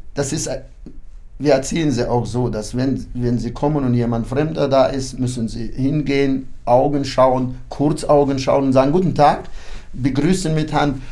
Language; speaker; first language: German; early bilingual, heritage; German